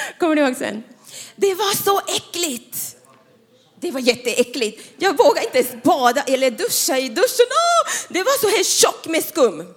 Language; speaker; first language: Swedish; non-native, fluent; Spanish